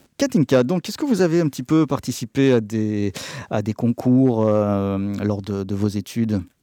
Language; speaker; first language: French; native; French